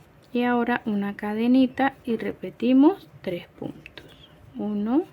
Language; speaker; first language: Spanish; native; Spanish